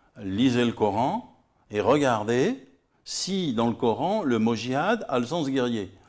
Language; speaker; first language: French; native; French